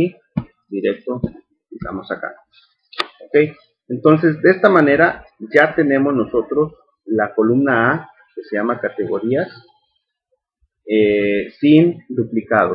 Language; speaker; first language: Spanish; native; Spanish